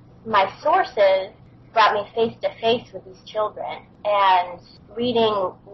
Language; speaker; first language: English; native; English